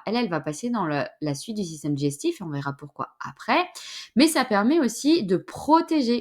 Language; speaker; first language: French; native; French